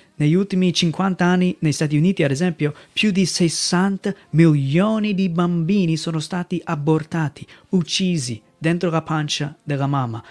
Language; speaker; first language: Italian; non-native, fluent; English